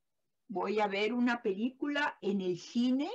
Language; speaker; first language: Spanish; non-native, fluent; German